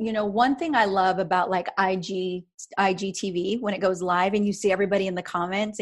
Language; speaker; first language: English; native; English